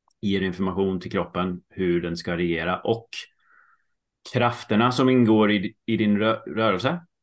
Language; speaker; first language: Swedish; early bilingual, heritage; Swedish